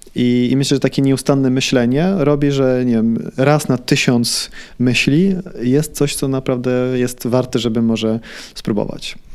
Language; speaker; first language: Polish; early bilingual, heritage; Polish